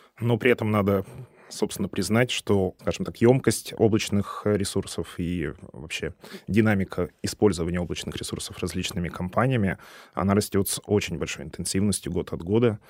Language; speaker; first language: Russian; native; Russian